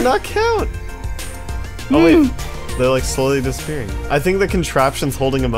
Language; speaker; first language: English; native; English